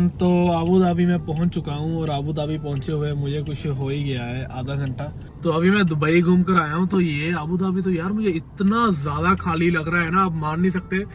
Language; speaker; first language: Hindi; native; Hindi